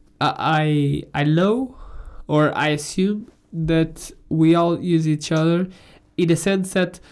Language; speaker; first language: English; non-native, fluent; Portuguese